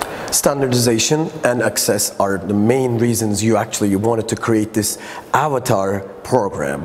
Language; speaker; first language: English; non-native, fluent; Turkish